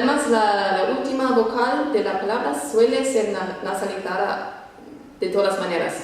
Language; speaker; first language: Spanish; non-native, fluent; English